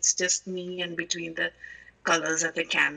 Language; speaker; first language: English; non-native, local second language; Malayalam